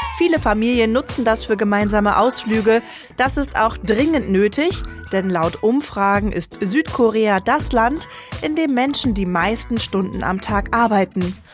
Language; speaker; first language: German; native; German